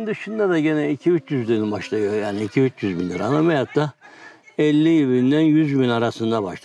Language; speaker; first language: Turkish; native; Turkish